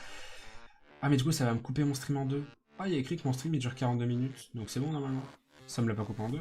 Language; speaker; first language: French; native; French